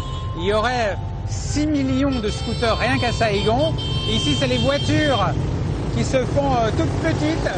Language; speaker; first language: French; native; French